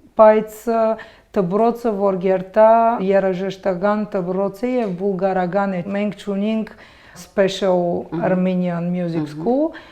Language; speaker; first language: Armenian; early bilingual, heritage; Armenian